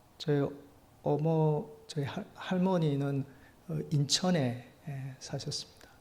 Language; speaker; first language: Korean; native; Korean